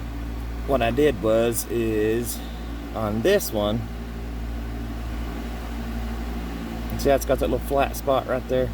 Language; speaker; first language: English; native; English